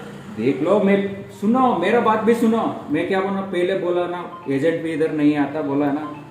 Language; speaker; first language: Hindi; non-native, local second language; Kannada